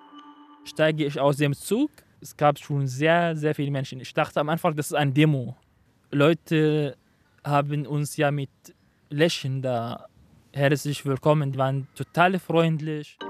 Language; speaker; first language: German; non-native, learner; Arabic